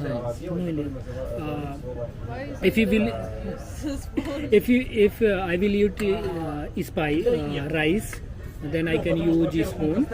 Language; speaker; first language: English; non-native, local second language; Hindi